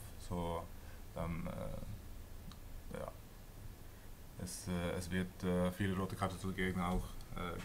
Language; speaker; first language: German; non-native, fluent; Norwegian